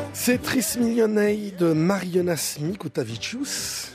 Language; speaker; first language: French; native; French